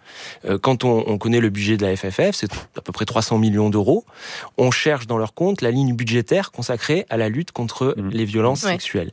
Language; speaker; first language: French; native; French